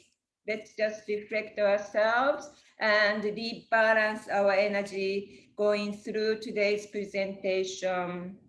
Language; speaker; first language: English; non-native, learner; Japanese